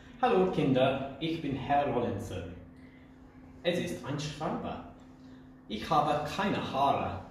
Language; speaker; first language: German; non-native, learner; English